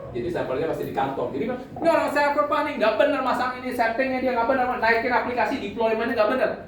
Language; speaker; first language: Indonesian; native; Indonesian